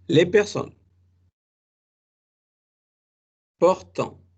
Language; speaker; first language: French; non-native, fluent; Spanish